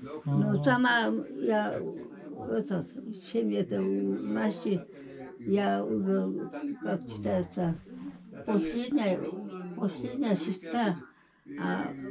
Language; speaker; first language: Russian; non-native, local second language; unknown